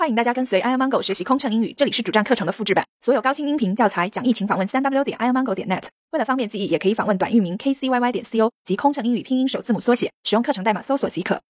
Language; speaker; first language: Chinese; native; Chinese